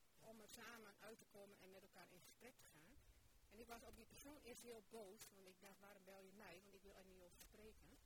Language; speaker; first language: Dutch; native; Dutch